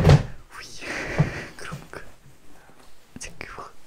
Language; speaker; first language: French; non-native, learner; Russian